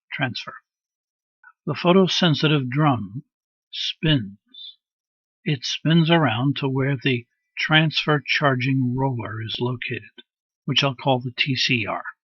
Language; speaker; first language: English; native; English